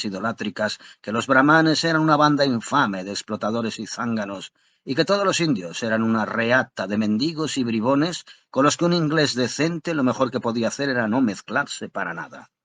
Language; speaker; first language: Spanish; native; Spanish